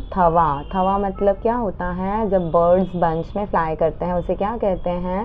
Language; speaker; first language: Hindi; non-native, local second language; Marathi